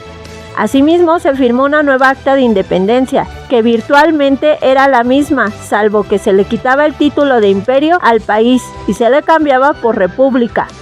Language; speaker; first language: Spanish; native; Spanish